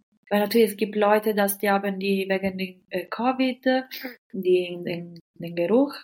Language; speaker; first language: German; non-native, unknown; Italian